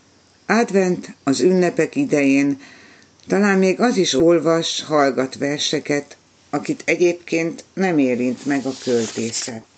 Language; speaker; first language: Hungarian; native; Hungarian